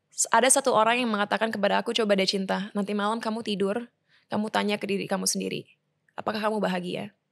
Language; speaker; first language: Indonesian; early bilingual, heritage; Indonesian